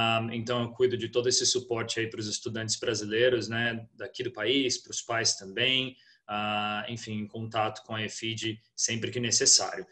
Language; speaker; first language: Portuguese; native; Portuguese